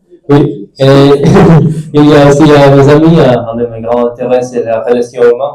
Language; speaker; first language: French; non-native, learner; Spanish